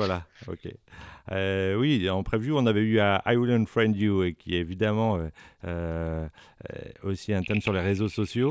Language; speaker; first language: French; native; French